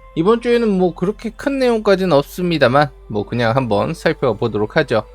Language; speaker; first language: Korean; native; Korean